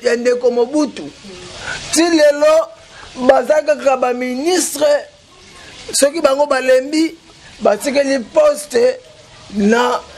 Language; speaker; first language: Lingala; non-native, local second language; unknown